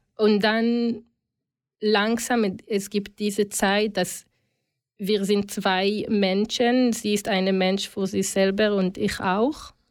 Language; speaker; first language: German; non-native, learner; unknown